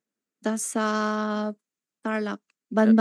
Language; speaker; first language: Filipino; non-native, learner; Chinese